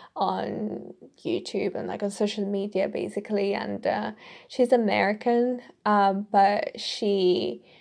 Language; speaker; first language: English; non-native, fluent; Italian